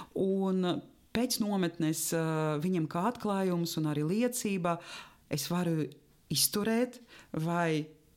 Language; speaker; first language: Latvian; non-native, local second language; Russian